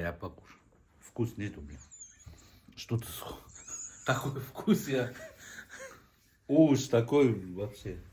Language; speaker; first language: Russian; non-native, local second language; Kazakh